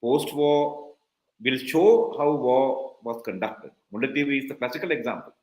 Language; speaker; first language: English; non-native, local second language; Tamil